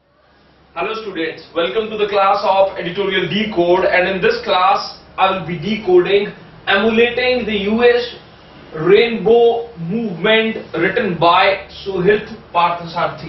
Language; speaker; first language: English; non-native, local second language; Hindi